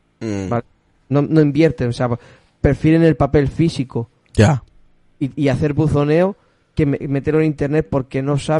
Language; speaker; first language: Spanish; native; Spanish